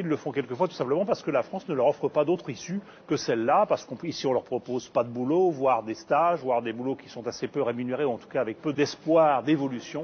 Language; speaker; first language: French; native; French